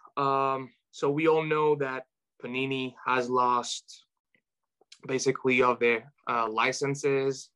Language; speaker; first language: English; non-native, fluent; French